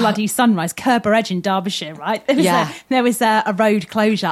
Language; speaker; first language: English; native; English